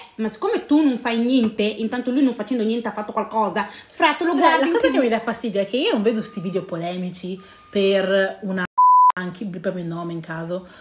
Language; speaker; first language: Italian; early bilingual, other home language; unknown